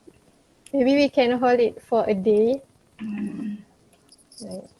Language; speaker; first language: English; non-native, local second language; Malay